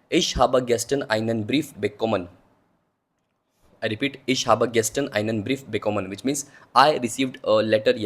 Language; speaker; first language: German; non-native, learner; Hindi